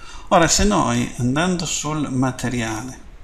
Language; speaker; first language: Italian; native; Italian